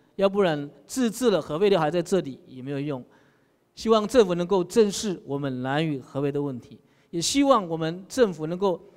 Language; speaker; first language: Chinese; native; Chinese